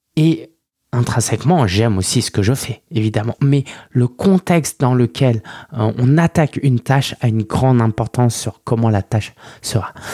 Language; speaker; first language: French; early bilingual, other home language; Chinese